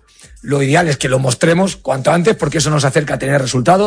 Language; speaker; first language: Spanish; native; Spanish